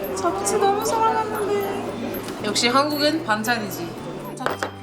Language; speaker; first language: Korean; non-native, fluent; French